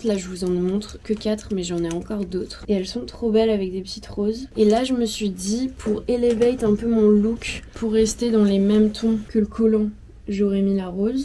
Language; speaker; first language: French; native; French